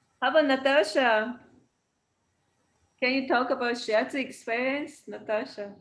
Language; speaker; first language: English; non-native, learner; Japanese